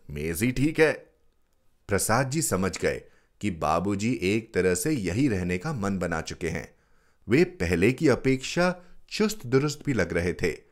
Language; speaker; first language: Hindi; native; Hindi